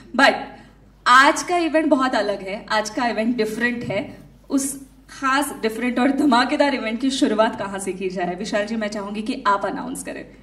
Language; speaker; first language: Hindi; non-native, local second language; Marathi